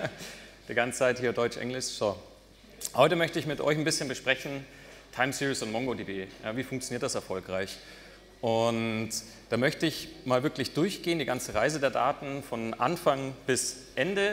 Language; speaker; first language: German; native; German